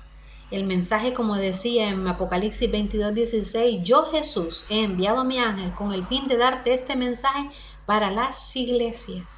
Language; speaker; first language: Spanish; native; Spanish